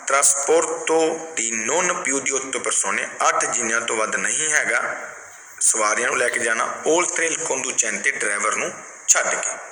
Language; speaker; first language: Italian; non-native, fluent; Punjabi